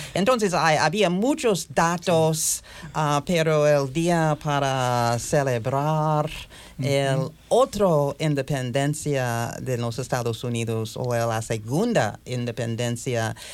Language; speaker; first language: Spanish; non-native, fluent; English